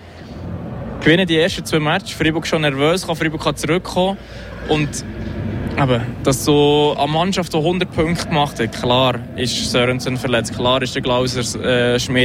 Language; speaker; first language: German; native; German